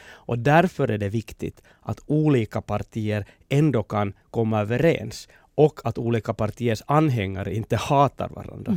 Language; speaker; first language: Swedish; native; Swedish